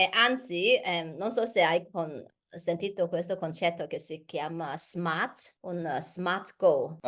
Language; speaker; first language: Italian; non-native, learner; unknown